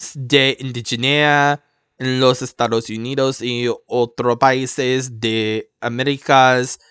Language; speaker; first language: Spanish; non-native, learner; English